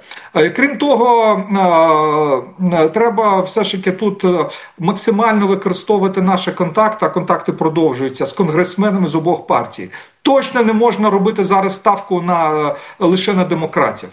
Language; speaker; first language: Ukrainian; native; Ukrainian